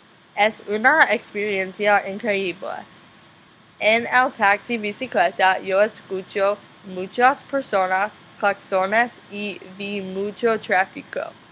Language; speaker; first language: Spanish; non-native, learner; English